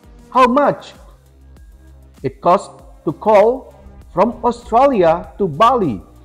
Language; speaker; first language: English; non-native, fluent; Indonesian